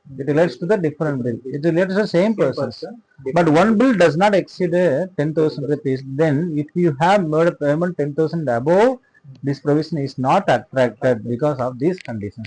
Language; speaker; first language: English; non-native, local second language; Tamil